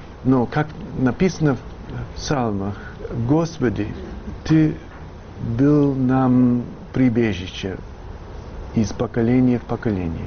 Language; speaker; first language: Russian; non-native, fluent; English